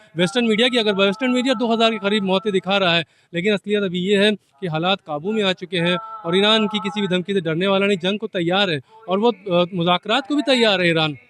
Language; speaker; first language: Urdu; native; Urdu